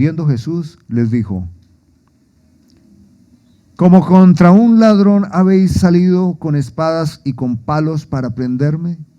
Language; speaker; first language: Spanish; native; Spanish